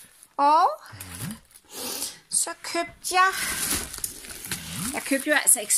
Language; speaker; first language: Danish; native; Danish